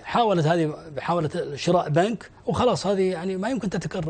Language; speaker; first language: Arabic; native; Arabic